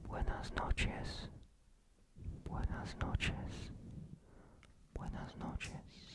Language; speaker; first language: Spanish; non-native, learner; Polish